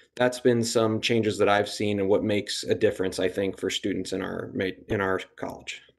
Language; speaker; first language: English; native; English